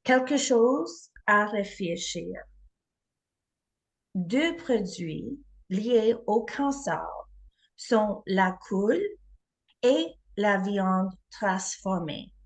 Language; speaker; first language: French; non-native, learner; English